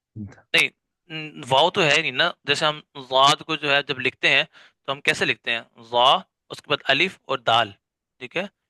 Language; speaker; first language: Urdu; native; Urdu